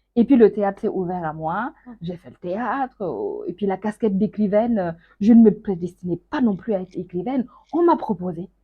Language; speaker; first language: French; non-native, local second language; Mossi